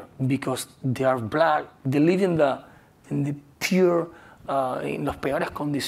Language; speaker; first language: English; non-native, learner; Spanish